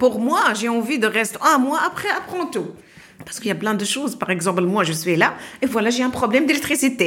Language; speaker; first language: French; non-native, learner; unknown